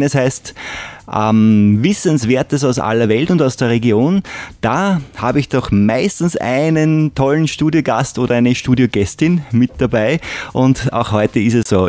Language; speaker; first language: German; native; German